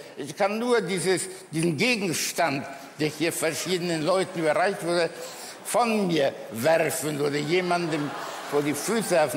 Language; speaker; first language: German; early bilingual, other home language; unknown